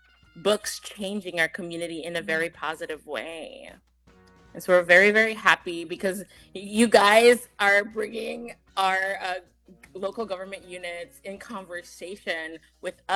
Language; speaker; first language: English; non-native, local second language; Hiligaynon